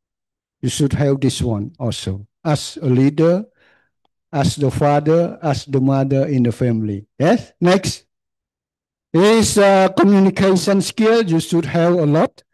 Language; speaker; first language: English; non-native, learner; Khmer